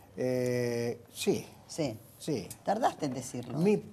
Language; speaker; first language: Spanish; native; Spanish